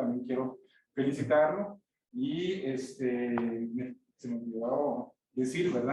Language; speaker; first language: Spanish; native; Spanish